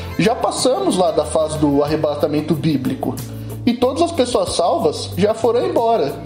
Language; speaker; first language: Portuguese; native; Portuguese